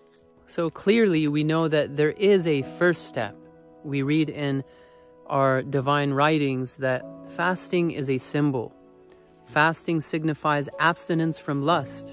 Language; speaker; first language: English; native; English